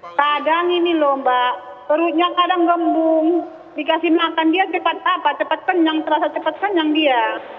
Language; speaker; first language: Indonesian; native; Indonesian